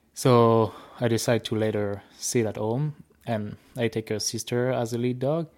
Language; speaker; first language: English; non-native, fluent; French